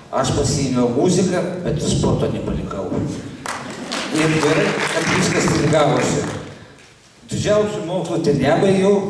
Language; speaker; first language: Lithuanian; native; Lithuanian